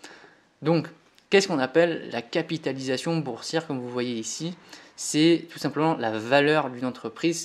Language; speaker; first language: French; native; French